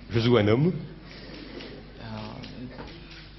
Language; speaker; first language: French; native; French